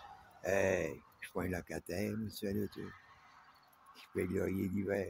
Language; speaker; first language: French; native; French